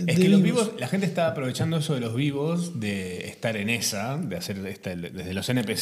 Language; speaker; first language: Spanish; native; Spanish